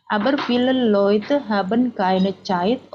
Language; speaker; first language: German; non-native, fluent; Indonesian